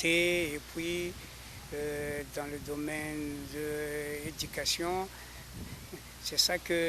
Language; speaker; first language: French; non-native, local second language; Malagasy